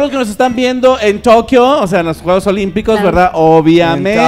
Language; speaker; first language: Spanish; native; Spanish